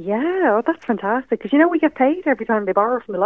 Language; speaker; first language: English; native; English